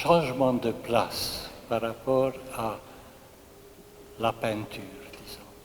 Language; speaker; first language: French; non-native, fluent; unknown